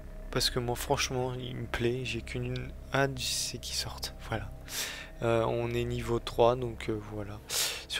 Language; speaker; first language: French; native; French